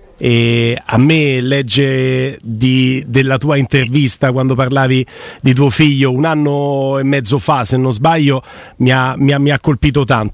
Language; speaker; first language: Italian; native; Italian